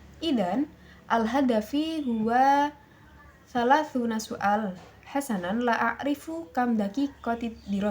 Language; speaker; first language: Arabic; non-native, learner; Indonesian